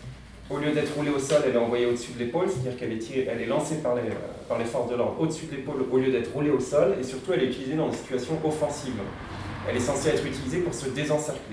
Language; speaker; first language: French; native; French